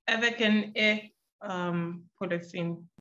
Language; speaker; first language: French; non-native, learner; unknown